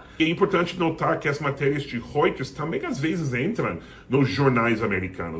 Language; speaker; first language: Portuguese; non-native, fluent; English